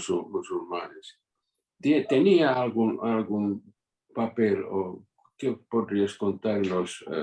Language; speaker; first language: Spanish; non-native, fluent; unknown